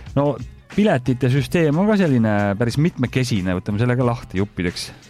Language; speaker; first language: Estonian; native; Estonian